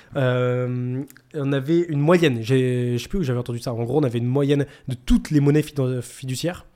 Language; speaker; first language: French; native; French